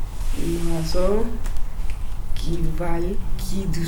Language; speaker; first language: French; non-native, learner; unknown